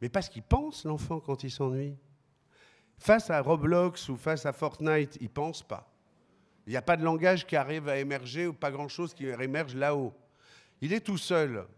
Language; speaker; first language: French; native; French